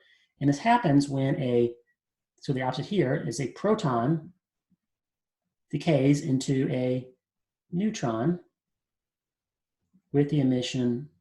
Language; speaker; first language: English; native; English